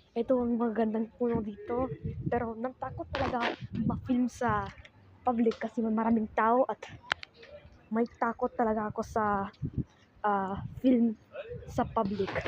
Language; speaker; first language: Filipino; non-native, learner; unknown